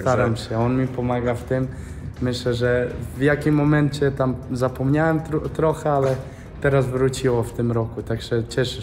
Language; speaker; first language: Polish; non-native, fluent; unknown